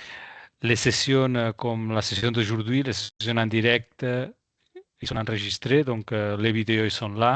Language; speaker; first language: French; non-native, fluent; Spanish